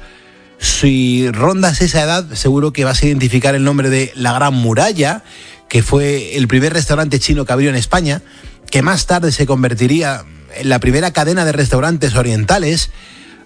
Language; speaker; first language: Spanish; native; Spanish